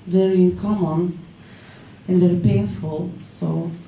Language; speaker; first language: English; non-native, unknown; Lithuanian